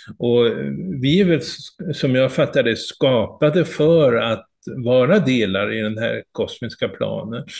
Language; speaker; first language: Swedish; native; Swedish